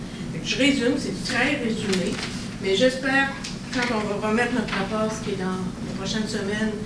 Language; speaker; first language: French; native; French